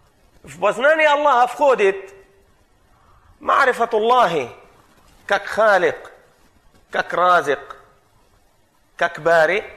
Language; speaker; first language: Russian; non-native, fluent; Arabic